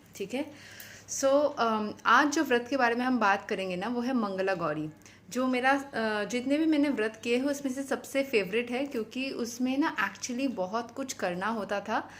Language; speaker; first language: Hindi; non-native, local second language; Bangla